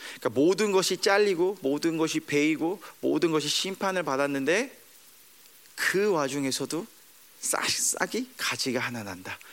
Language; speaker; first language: Korean; early bilingual, heritage; Korean